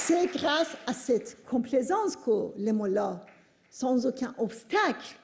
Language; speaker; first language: French; non-native, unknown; Persian